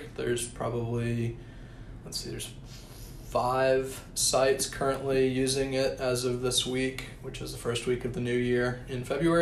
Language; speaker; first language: English; native; English